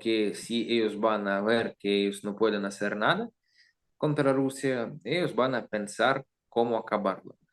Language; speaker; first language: Spanish; non-native, learner; Russian